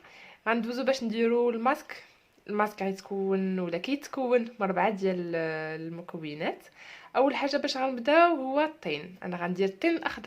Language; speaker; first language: Arabic; native; Arabic